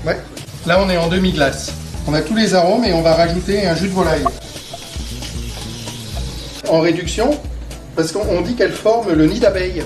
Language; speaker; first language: French; native; French